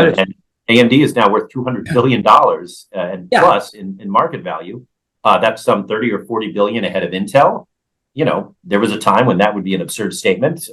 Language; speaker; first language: English; native; English